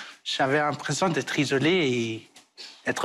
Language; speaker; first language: French; early bilingual, other home language; Portuguese